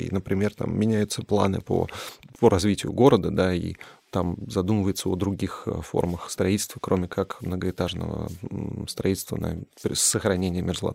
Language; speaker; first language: Russian; native; Russian